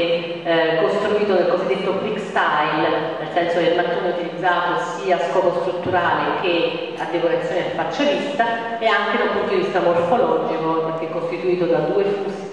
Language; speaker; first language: Italian; native; Italian